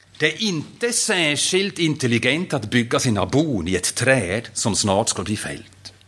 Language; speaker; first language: Swedish; non-native, fluent; German